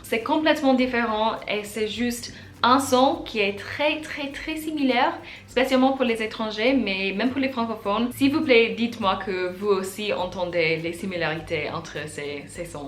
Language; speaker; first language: French; non-native, learner; English